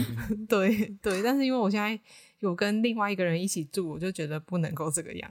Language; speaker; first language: Chinese; native; Chinese